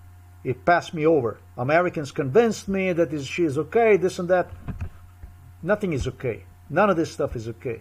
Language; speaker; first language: English; non-native, fluent; Slovenian